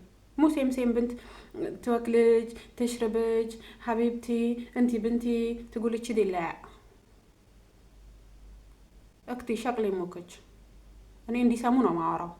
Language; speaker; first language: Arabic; non-native, learner; Amharic